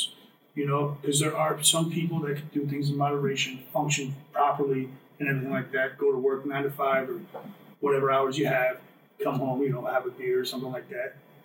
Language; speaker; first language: English; native; English